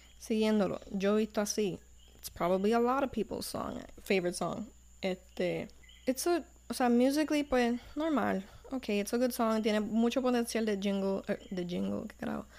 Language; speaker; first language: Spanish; early bilingual, heritage; Spanish